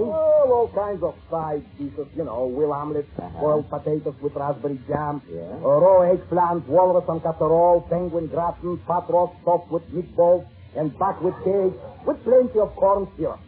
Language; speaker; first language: English; non-native, fluent; Russian